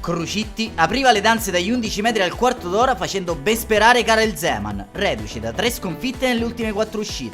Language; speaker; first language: Italian; native; Italian